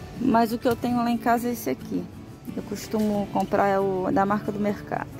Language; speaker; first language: Portuguese; native; Portuguese